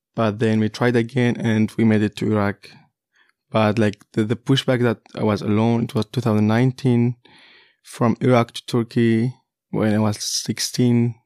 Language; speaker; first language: English; non-native, fluent; Kurdish